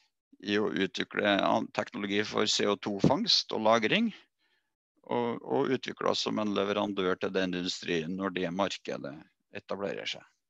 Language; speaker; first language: Norwegian; native; Norwegian